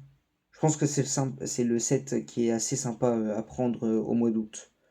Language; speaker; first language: French; native; French